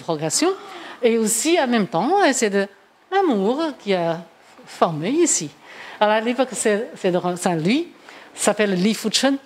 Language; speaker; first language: French; non-native, fluent; Chinese